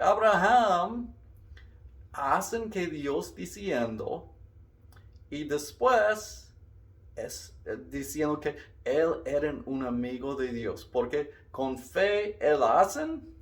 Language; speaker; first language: Spanish; non-native, learner; English